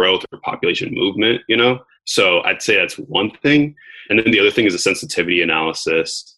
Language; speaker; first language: English; native; English